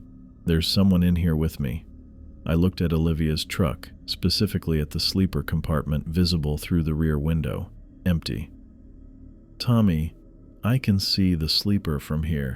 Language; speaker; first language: English; native; English